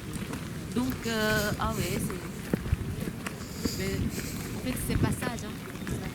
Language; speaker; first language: French; non-native, learner; Korean